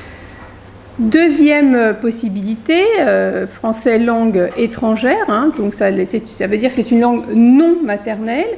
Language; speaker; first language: French; native; French